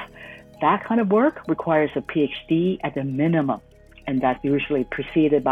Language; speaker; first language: English; non-native, local second language; Cantonese